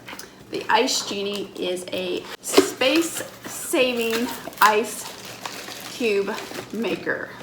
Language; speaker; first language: English; native; English